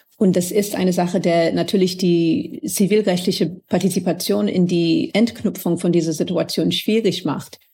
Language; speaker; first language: German; non-native, fluent; English